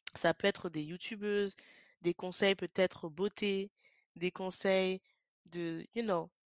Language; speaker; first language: French; native; French